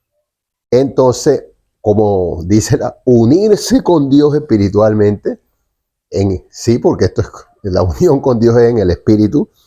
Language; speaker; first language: Spanish; native; Spanish